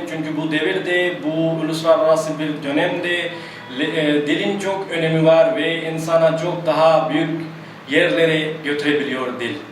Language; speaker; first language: Turkish; non-native, fluent; Urdu